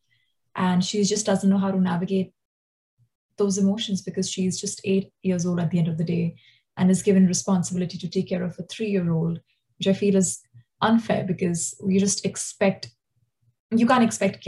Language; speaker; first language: English; non-native, local second language; Hindi